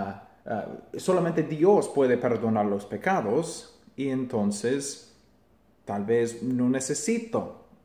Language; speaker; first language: Spanish; non-native, fluent; English